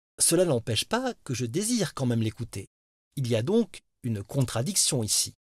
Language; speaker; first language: French; native; French